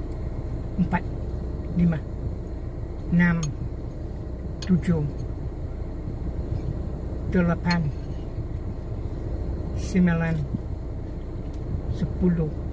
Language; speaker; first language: Indonesian; non-native, learner; English